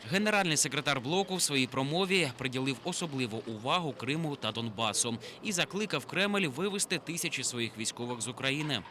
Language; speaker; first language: Ukrainian; native; Ukrainian